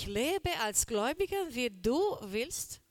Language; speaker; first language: German; non-native, learner; Portuguese